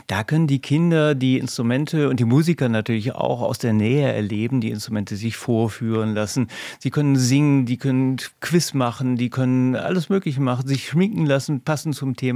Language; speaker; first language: German; native; German